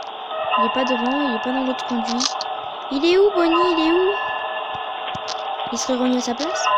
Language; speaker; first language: French; native; French